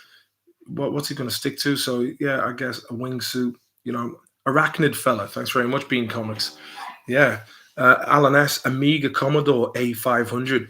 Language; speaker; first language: English; native; English